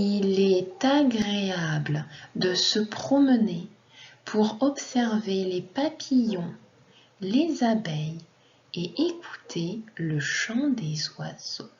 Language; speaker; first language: French; non-native, fluent; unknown